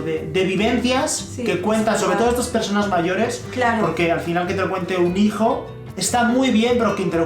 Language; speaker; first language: Spanish; native; Spanish